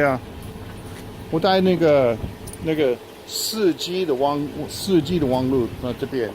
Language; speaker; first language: Chinese; non-native, learner; English